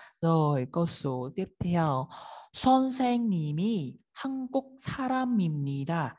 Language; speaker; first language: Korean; non-native, fluent; Vietnamese